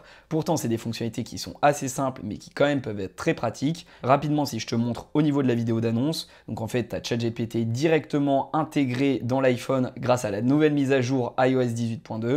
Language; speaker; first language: French; native; French